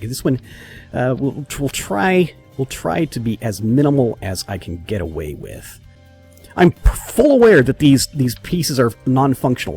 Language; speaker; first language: English; native; English